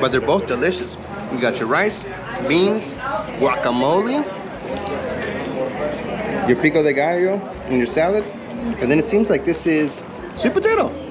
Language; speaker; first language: English; native; English